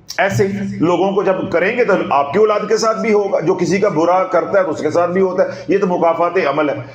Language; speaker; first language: Urdu; non-native, local second language; Punjabi